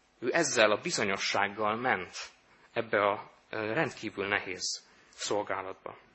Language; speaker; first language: Hungarian; native; Hungarian